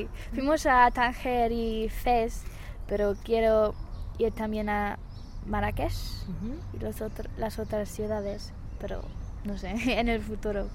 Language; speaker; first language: Spanish; non-native, fluent; English